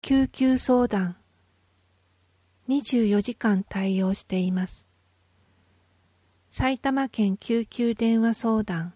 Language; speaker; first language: Japanese; native; Japanese